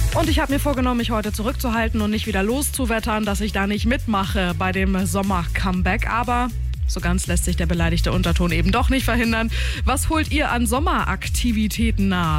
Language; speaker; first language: German; native; German